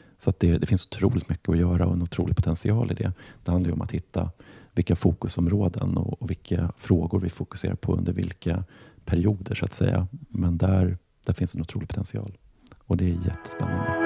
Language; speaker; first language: Swedish; native; Swedish